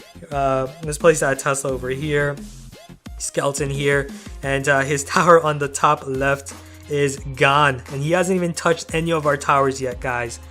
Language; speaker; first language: English; native; English